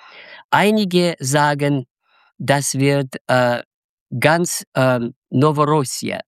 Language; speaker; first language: German; non-native, learner; Russian